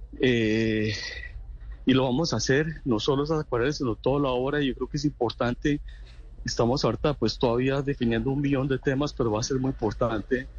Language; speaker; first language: Spanish; native; Spanish